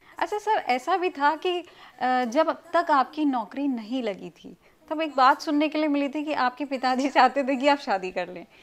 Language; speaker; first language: Hindi; native; Hindi